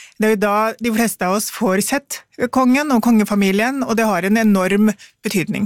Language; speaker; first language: Norwegian; early bilingual, other home language; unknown